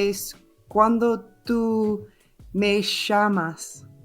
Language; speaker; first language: Spanish; non-native, learner; English